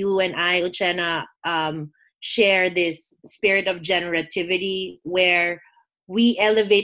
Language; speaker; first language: English; non-native, local second language; Filipino